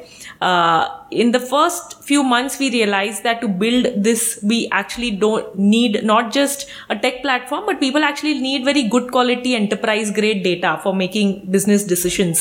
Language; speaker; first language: English; non-native, local second language; Hindi